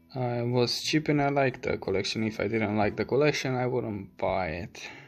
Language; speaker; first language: English; non-native, fluent; Romanian